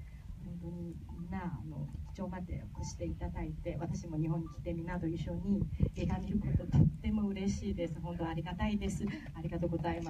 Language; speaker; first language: Japanese; non-native, learner; Chinese